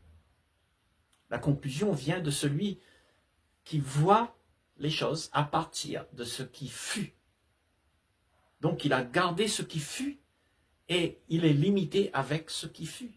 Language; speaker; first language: French; native; French